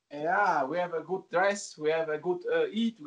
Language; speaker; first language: English; non-native, learner; Italian